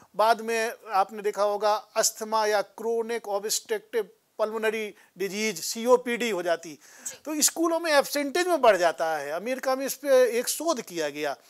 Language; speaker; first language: Hindi; native; Hindi